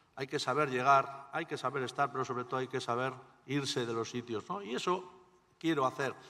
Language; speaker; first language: Spanish; native; Spanish